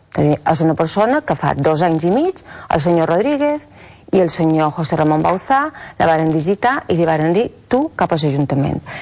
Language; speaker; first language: Catalan; native; Catalan